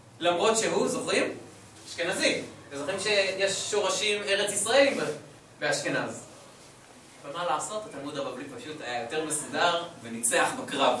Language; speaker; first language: Hebrew; native; Hebrew